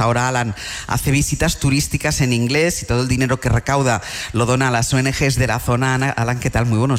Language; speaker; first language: Spanish; native; Spanish